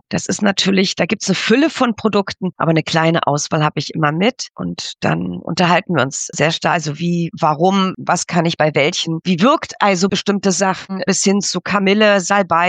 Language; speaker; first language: German; native; German